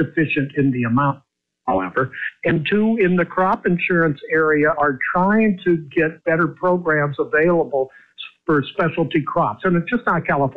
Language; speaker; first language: English; native; English